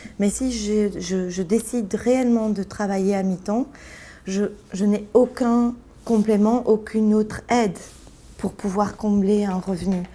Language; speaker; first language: French; native; French